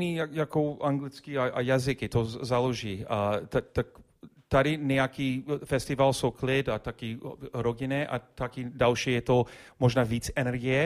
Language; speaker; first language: Czech; non-native, learner; English